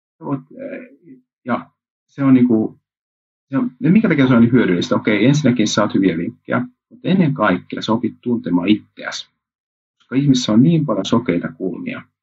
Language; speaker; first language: Finnish; early bilingual, heritage; Finnish